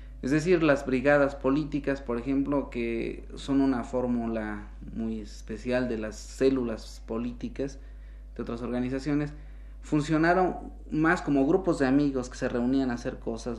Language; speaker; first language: Spanish; native; Spanish